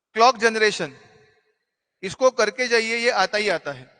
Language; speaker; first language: Hindi; non-native, local second language; Marathi